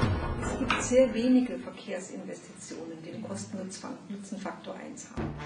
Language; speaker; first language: German; native; German